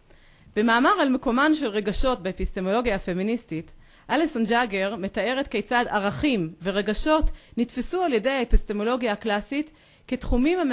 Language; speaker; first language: Hebrew; native; Hebrew